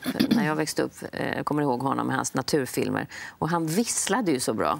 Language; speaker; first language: Swedish; native; Swedish